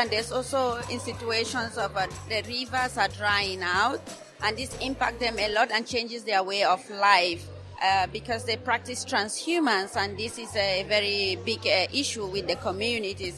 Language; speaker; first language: English; non-native, local second language; Fula